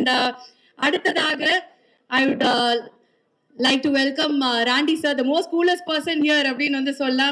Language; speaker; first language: Tamil; native; Tamil